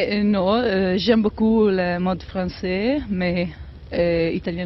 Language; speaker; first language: French; non-native, learner; Italian